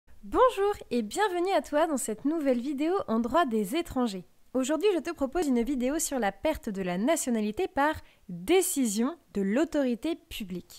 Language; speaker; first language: French; native; French